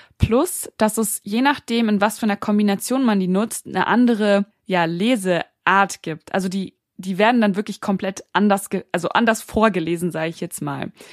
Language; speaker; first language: German; native; German